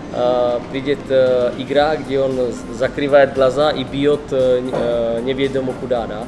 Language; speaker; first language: Russian; non-native, learner; Czech